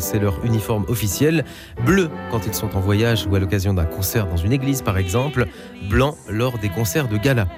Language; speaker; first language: French; native; French